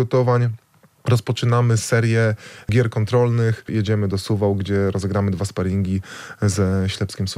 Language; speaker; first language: Polish; native; Polish